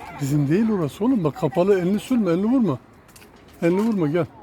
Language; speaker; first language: Turkish; native; Turkish